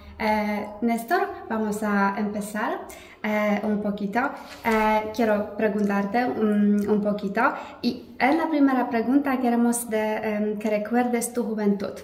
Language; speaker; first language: Spanish; non-native, fluent; Polish